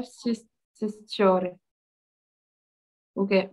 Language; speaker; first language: Russian; non-native, learner; French